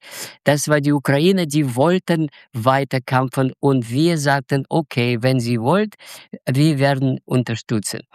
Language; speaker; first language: German; non-native, learner; Russian